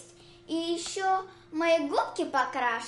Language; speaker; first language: Russian; early bilingual, heritage; Russian